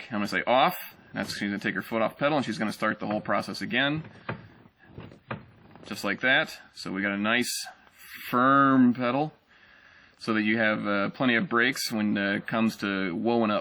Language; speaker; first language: English; native; English